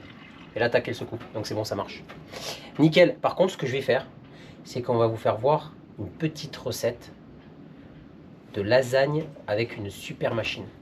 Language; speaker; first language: French; native; French